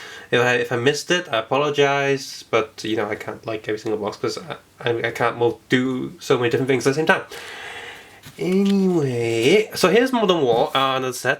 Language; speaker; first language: English; native; English